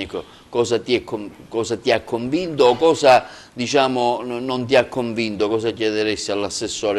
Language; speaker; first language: Italian; native; Italian